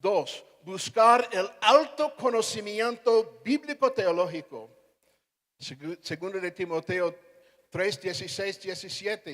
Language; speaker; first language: Spanish; non-native, fluent; English